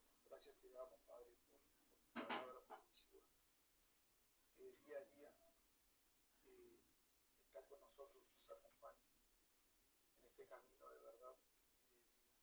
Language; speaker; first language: Spanish; native; Spanish